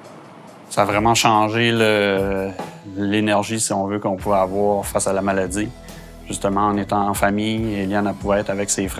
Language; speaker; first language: French; native; French